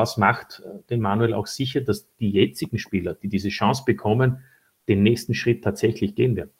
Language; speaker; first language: German; native; German